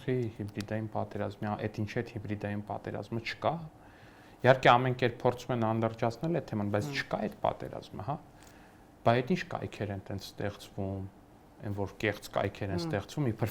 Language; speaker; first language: Armenian; native; Armenian